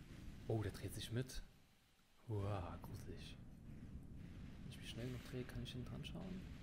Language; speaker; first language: German; native; German